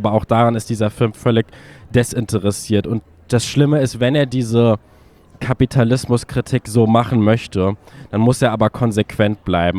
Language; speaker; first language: German; native; German